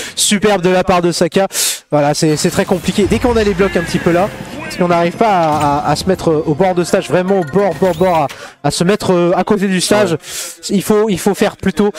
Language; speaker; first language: French; native; French